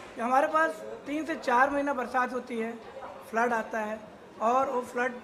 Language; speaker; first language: Hindi; native; Hindi